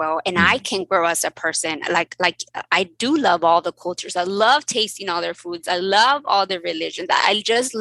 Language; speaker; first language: English; early bilingual, other home language; Spanish